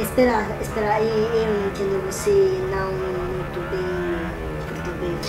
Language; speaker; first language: Portuguese; non-native, learner; Italian